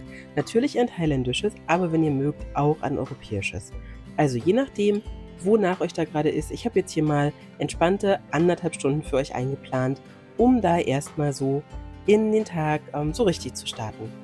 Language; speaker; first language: German; native; German